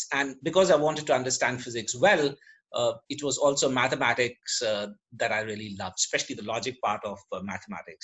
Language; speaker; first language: English; native; English